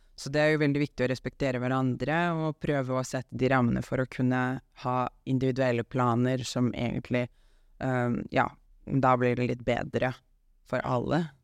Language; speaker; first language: Norwegian; non-native, fluent; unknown